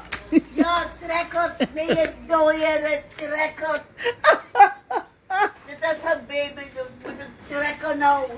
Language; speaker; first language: Dutch; non-native, local second language; Sranan Tongo